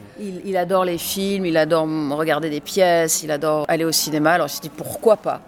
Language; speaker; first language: French; early bilingual, other home language; English